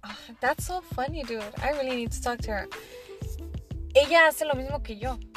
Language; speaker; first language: English; early bilingual, other home language; Spanish